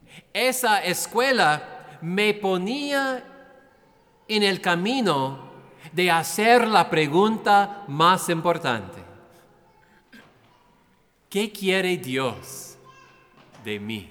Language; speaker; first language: Spanish; non-native, fluent; English